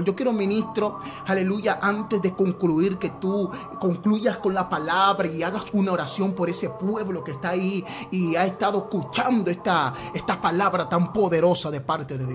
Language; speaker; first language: Spanish; native; Spanish